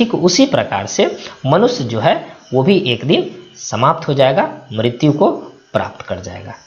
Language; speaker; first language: Hindi; native; Hindi